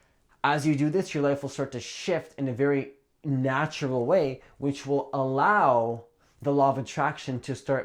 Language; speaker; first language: English; native; English